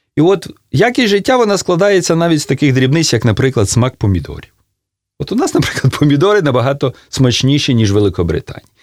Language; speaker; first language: Ukrainian; native; Ukrainian